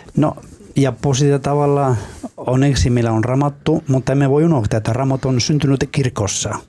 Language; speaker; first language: Finnish; non-native, fluent; Spanish